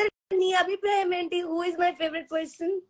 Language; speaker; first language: Telugu; native; Telugu